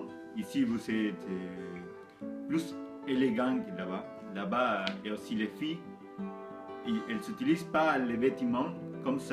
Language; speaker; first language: French; non-native, fluent; Spanish